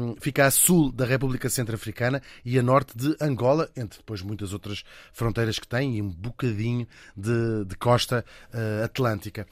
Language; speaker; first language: Portuguese; native; Portuguese